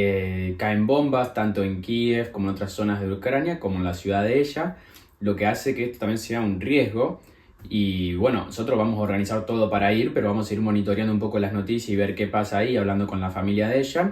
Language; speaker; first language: Spanish; native; Spanish